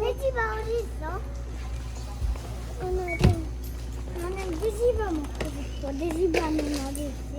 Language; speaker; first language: Korean; early bilingual, heritage; Korean